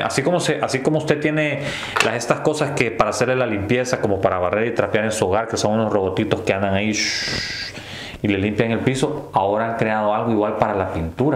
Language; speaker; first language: Spanish; native; Spanish